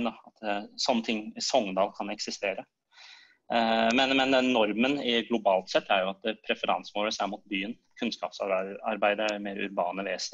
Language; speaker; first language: Norwegian; native; Norwegian